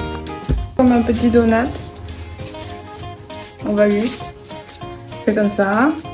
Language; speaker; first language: French; non-native, fluent; Chinese